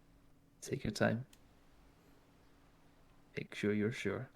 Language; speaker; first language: English; native; English